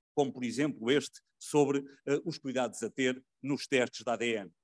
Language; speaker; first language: Portuguese; native; Portuguese